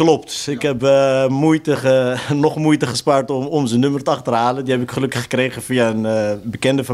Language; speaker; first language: Dutch; native; Dutch